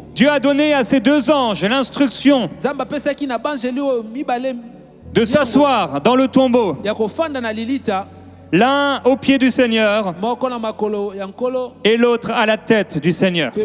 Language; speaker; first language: French; native; French